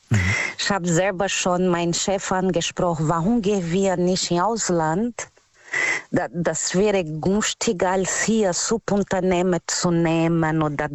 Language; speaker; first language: German; non-native, learner; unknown